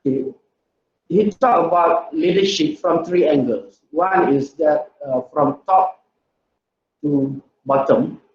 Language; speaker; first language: English; non-native, local second language; Malay